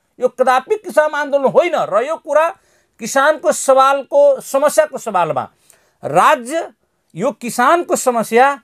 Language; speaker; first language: Nepali; non-native, local second language; Maithili